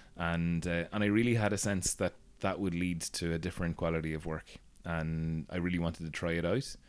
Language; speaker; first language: English; native; English